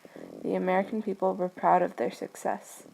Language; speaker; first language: English; native; English